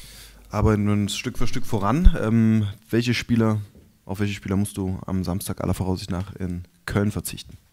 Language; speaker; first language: German; native; German